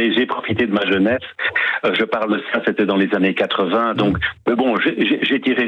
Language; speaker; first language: French; native; French